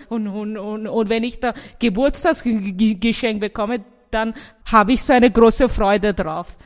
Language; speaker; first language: German; early bilingual, other home language; Persian